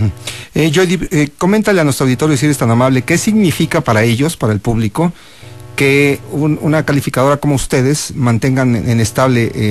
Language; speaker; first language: Spanish; native; Spanish